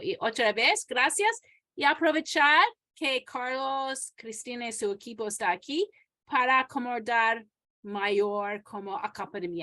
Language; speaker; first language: Spanish; non-native, fluent; English